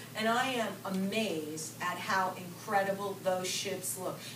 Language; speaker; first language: English; native; English